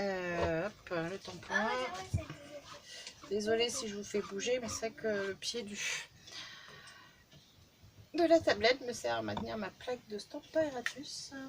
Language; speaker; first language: French; native; French